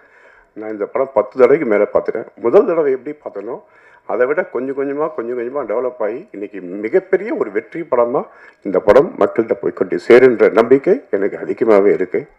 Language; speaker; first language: Tamil; native; Tamil